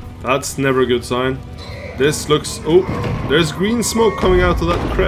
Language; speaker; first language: English; non-native, fluent; Norwegian